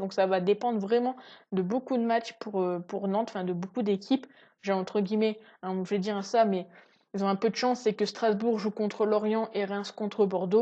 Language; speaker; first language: French; native; French